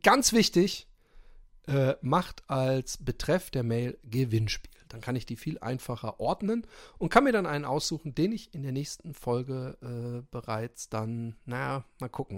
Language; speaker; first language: German; native; German